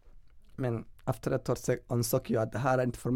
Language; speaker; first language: Swedish; non-native, fluent; Somali